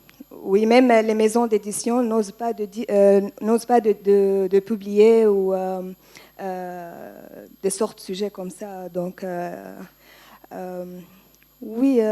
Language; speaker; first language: French; non-native, learner; Arabic